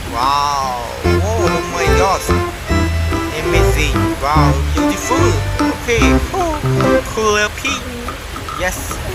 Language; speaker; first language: English; non-native, learner; Indonesian